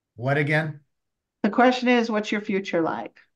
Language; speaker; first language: English; native; English